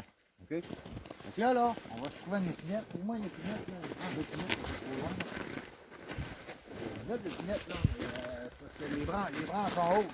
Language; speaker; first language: French; native; French